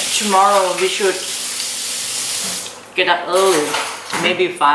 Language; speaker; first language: English; non-native, learner; Thai